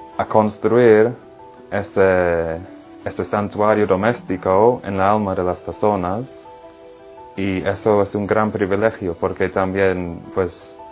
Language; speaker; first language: Spanish; non-native, fluent; English